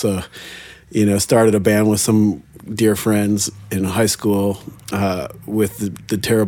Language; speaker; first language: English; native; English